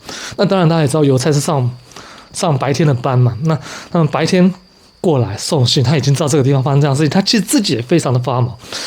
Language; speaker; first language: Chinese; native; Chinese